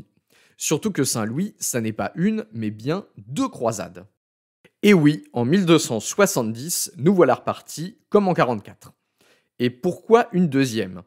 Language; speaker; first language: French; native; French